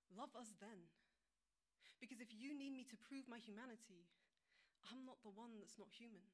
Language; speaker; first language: English; native; English